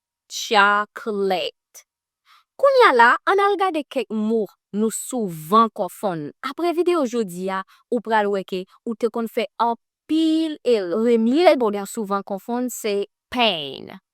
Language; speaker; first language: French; non-native, learner; Haitian Creole